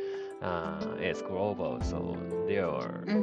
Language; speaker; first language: English; non-native, learner; Japanese